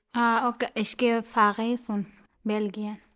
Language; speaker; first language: German; early bilingual, other home language; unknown